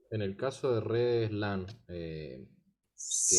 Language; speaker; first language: Spanish; native; Spanish